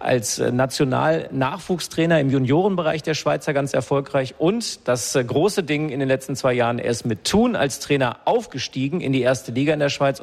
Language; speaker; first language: German; native; German